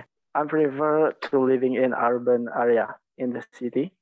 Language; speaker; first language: English; non-native, learner; Indonesian